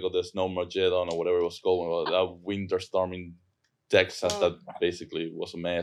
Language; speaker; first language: English; non-native, fluent; Spanish